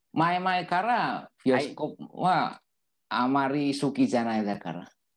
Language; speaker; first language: Japanese; non-native, learner; Indonesian